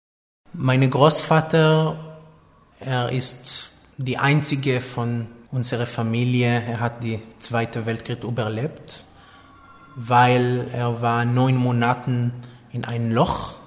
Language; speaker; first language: German; non-native, fluent; Hebrew